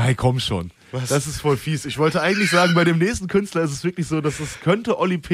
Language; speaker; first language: German; native; German